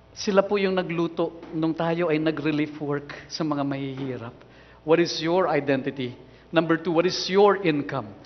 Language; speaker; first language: Filipino; non-native, local second language; Cebuano